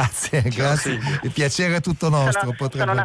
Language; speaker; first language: Italian; native; Italian